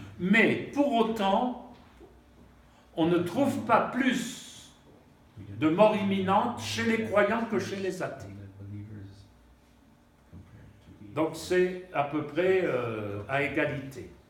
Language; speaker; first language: French; native; French